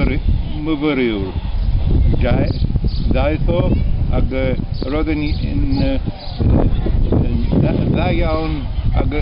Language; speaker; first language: Welsh; non-native, learner; Irish